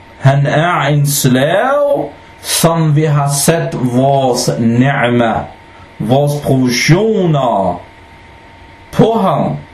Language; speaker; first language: Danish; non-native, fluent; Arabic